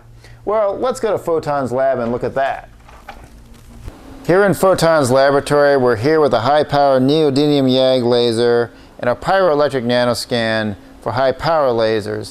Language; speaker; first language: English; native; English